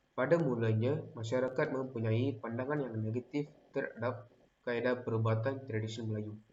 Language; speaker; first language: Malay; non-native, local second language; Tamil